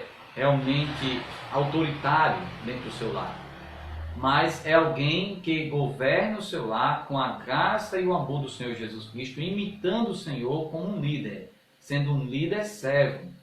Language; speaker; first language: Portuguese; native; Portuguese